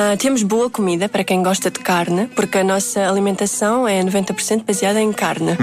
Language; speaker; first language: Portuguese; early bilingual, other home language; Uzbek